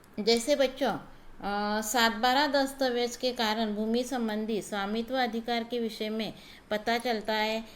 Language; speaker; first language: Hindi; non-native, local second language; Marathi